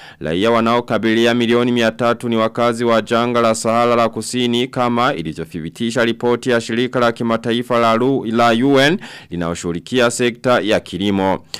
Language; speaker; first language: Swahili; non-native, local second language; Rundi